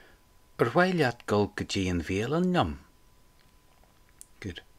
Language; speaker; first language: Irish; non-native, local second language; English